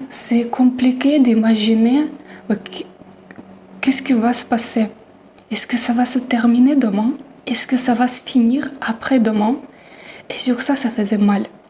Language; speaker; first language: French; non-native, fluent; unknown